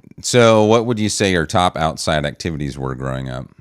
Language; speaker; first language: English; native; English